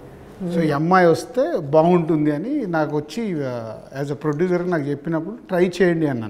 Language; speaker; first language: Telugu; native; Telugu